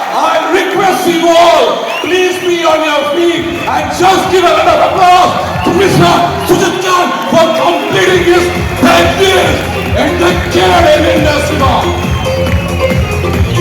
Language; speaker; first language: English; non-native, local second language; Malayalam